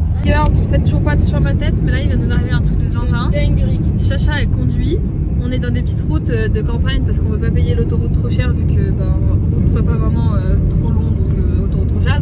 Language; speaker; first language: French; native; French